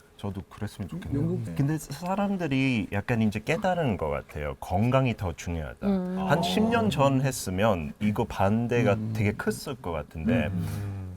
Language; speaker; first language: Korean; non-native, fluent; English